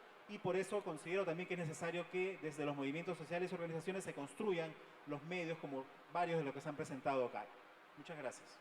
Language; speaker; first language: Spanish; native; Spanish